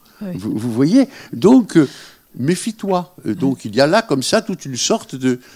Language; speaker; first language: French; non-native, local second language; Arabic